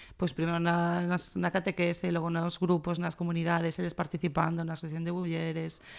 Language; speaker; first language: Galician; non-native, local second language; Spanish